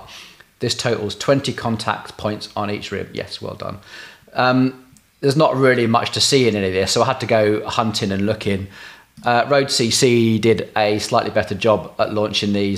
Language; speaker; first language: English; native; English